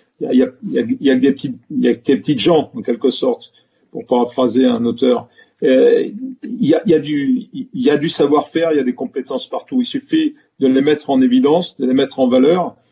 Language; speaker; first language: French; native; French